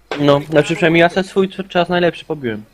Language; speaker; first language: Polish; native; Polish